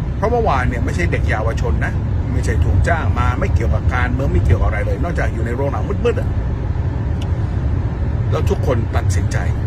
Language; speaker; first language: Thai; non-native, fluent; English